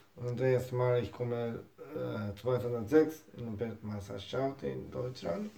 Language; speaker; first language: German; non-native, learner; Japanese